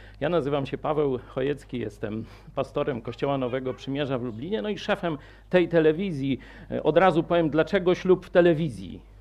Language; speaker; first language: Polish; native; Polish